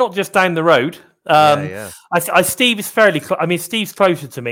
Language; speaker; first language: English; native; English